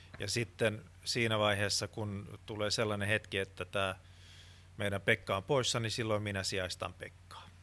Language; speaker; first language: Finnish; non-native, local second language; Swedish